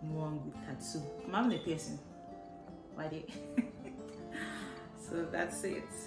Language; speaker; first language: English; non-native, local second language; Yoruba